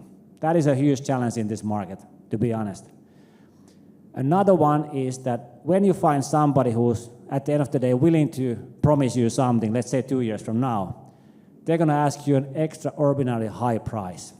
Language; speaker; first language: English; non-native, fluent; Finnish